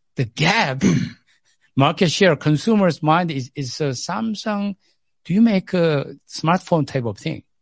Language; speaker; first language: English; non-native, fluent; Korean